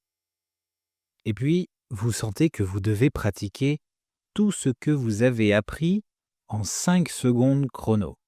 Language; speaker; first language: French; native; French